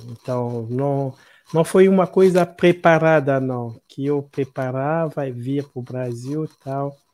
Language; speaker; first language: Portuguese; non-native, fluent; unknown